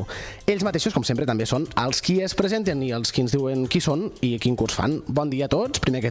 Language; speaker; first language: Catalan; native; Catalan